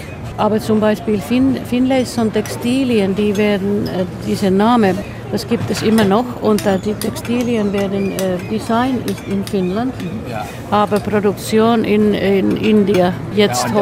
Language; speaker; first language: German; non-native, fluent; Finnish